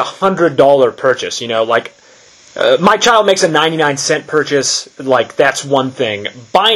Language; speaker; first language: English; native; English